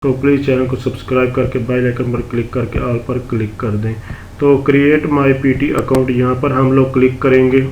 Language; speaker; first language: Urdu; non-native, local second language; Punjabi